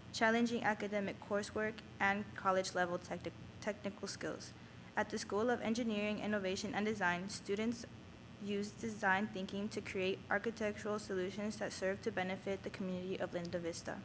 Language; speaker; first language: English; non-native, fluent; Spanish